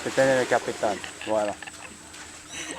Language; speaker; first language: Spanish; non-native, learner; English